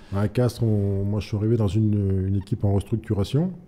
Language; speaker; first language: French; native; French